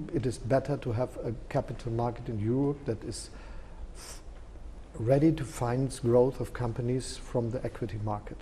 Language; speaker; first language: English; non-native, fluent; German